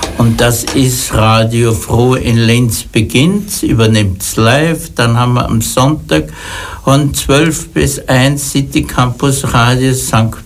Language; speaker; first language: German; native; German